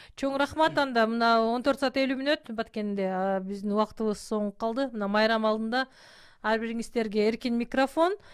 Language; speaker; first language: Kyrgyz; native; Kyrgyz